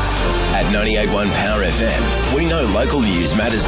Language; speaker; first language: English; native; English